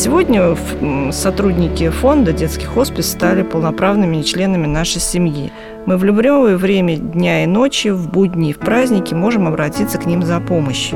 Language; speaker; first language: Russian; native; Russian